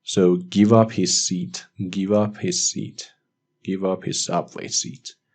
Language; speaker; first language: English; non-native, fluent; Persian